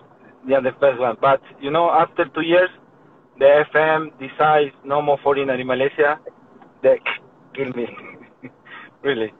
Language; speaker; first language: English; non-native, learner; Spanish